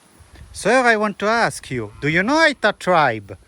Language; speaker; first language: English; non-native, learner; French